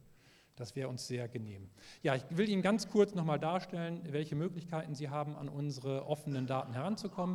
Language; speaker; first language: German; native; German